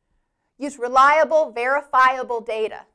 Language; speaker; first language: English; native; English